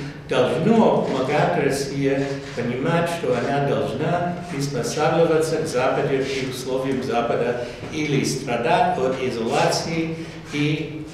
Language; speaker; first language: Russian; non-native, fluent; English